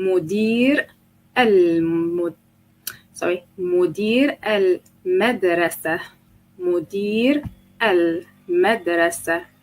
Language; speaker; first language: Arabic; non-native, fluent; English